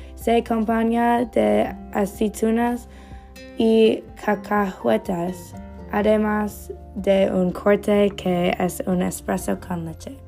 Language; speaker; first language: Spanish; non-native, learner; English